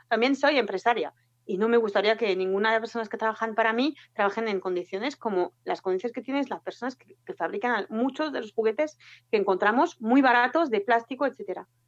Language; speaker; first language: Spanish; non-native, fluent; French